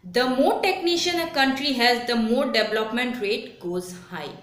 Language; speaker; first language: English; non-native, local second language; Bangla